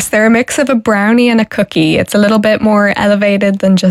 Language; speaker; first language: English; native; English